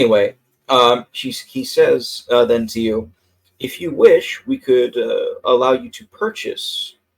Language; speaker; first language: English; native; English